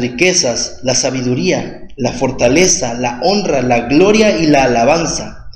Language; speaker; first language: Spanish; native; Spanish